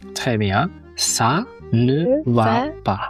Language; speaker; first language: French; non-native, fluent; Uzbek